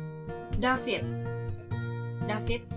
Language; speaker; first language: English; non-native, learner; Indonesian